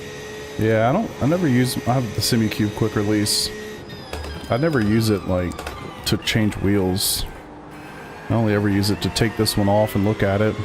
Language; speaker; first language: English; native; English